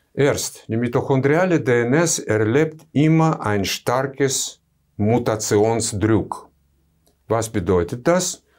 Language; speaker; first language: German; non-native, fluent; Russian